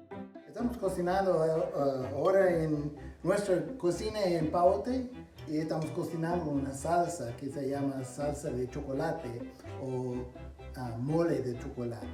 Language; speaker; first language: Spanish; non-native, fluent; English